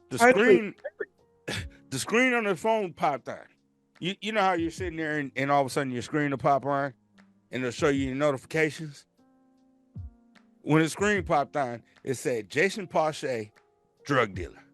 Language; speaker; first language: English; native; English